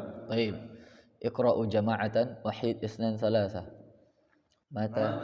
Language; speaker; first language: Arabic; non-native, fluent; Indonesian